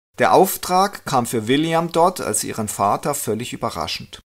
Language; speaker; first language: German; native; German